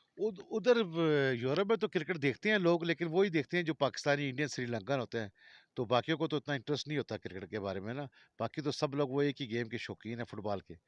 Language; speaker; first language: Urdu; non-native, local second language; Balti